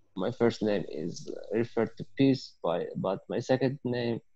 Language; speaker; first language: English; non-native, learner; Arabic